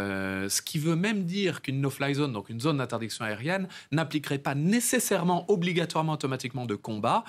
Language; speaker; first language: French; native; French